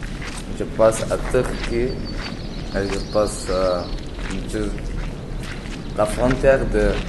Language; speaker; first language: French; non-native, learner; Arabic